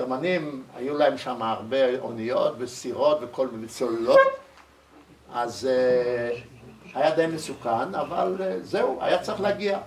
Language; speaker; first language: Hebrew; early bilingual, other home language; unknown